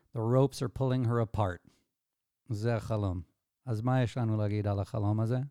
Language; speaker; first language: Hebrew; non-native, fluent; English